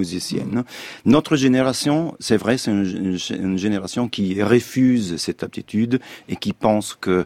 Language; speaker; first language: French; non-native, fluent; Italian